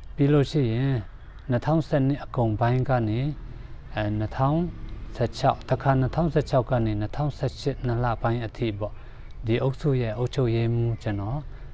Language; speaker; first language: Burmese; non-native, local second language; Pa'o Karen